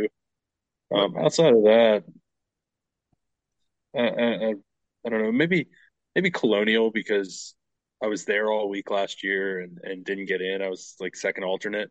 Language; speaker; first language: English; native; English